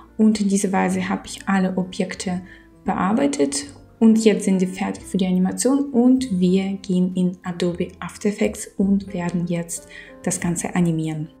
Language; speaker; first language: German; non-native, fluent; Ukrainian